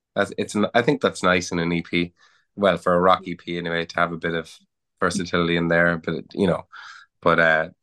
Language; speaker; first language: English; native; English